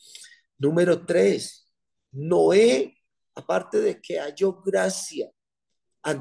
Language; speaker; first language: Spanish; native; Spanish